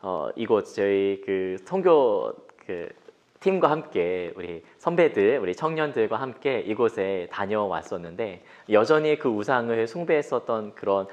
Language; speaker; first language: Korean; native; Korean